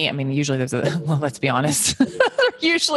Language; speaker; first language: English; native; English